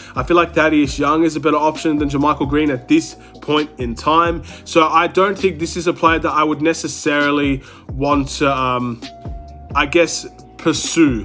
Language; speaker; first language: English; native; English